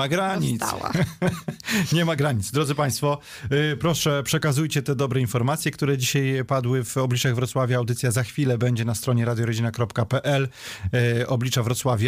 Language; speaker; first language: Polish; native; Polish